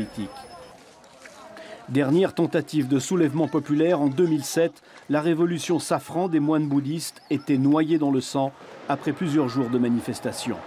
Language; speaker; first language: French; native; French